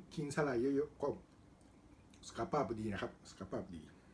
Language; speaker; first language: Thai; non-native, learner; Japanese